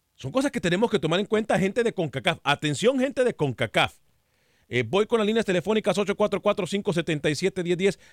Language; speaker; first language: Spanish; native; Spanish